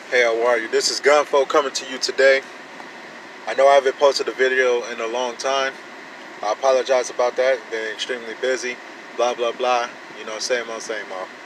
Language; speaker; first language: English; native; English